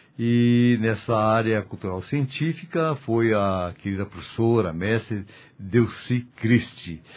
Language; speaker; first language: Portuguese; native; Portuguese